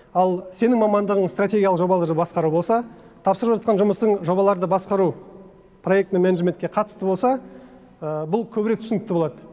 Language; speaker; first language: Kazakh; native; Kazakh